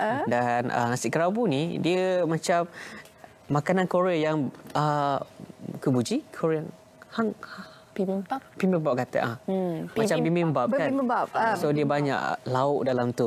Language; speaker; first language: Malay; native; Malay